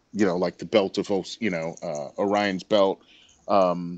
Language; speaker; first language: English; native; English